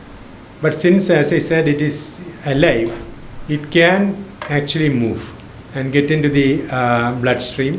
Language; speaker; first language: English; non-native, local second language; Malayalam